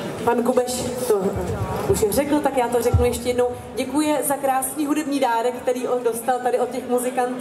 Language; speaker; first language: Czech; native; Czech